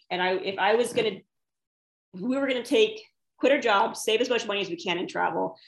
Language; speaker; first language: English; native; English